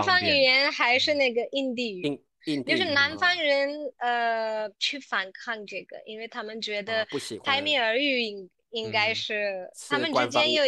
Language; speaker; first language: Chinese; non-native, local second language; Tamil